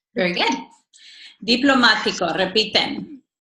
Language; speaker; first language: Spanish; non-native, fluent; English